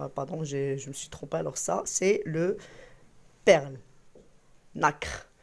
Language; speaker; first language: French; non-native, local second language; Arabic